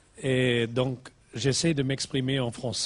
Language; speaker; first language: French; non-native, fluent; German